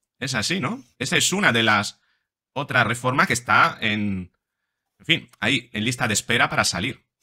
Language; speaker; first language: Spanish; non-native, fluent; Italian